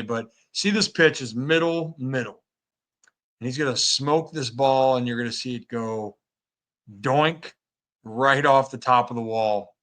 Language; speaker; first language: English; native; English